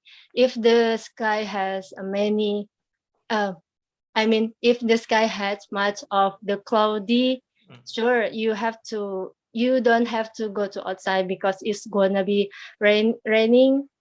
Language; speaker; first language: English; non-native, learner; Indonesian